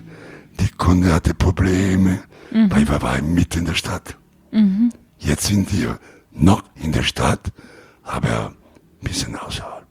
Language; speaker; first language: German; non-native, learner; Italian